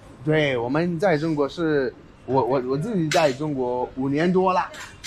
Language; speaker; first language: Chinese; non-native, learner; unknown